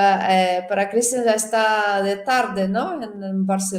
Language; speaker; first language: Spanish; non-native, fluent; Portuguese